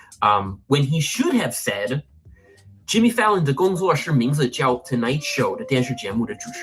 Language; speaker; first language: Chinese; native; Chinese